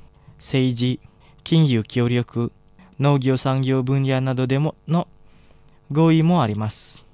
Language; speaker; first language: Japanese; non-native, fluent; Indonesian